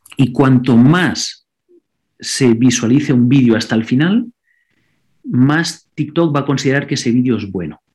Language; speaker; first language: Spanish; non-native, local second language; Catalan